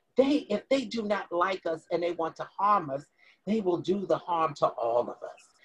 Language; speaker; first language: English; native; English